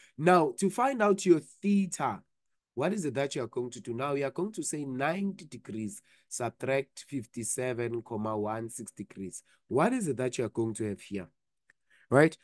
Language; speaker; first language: English; non-native, local second language; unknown